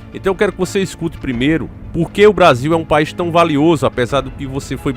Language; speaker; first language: Portuguese; native; Portuguese